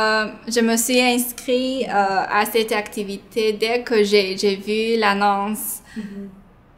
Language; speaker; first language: French; non-native, fluent; Chinese